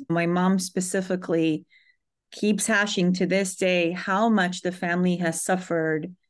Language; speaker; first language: English; early bilingual, other home language; Hebrew